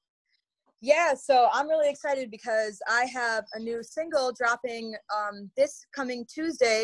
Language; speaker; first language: English; native; English